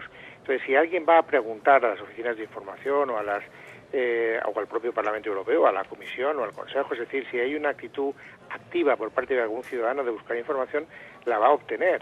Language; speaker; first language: Spanish; native; Spanish